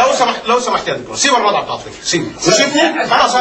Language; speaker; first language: Arabic; native; Arabic